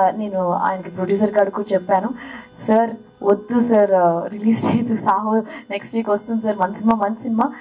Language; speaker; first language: Telugu; early bilingual, heritage; Telugu